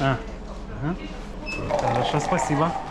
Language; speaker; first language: Russian; non-native, learner; Lithuanian